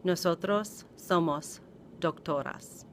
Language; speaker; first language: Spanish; non-native, fluent; English